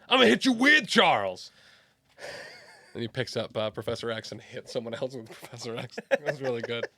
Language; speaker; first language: English; native; English